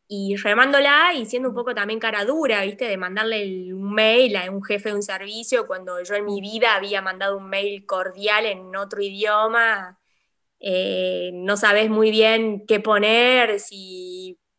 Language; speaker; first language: Spanish; native; Spanish